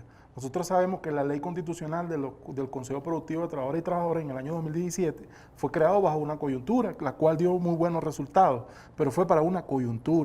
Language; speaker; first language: Spanish; native; Spanish